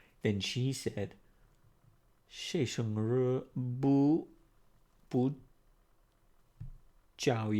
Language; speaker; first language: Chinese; non-native, learner; English